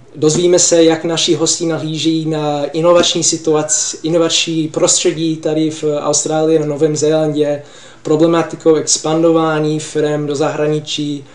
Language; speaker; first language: Czech; non-native, fluent; English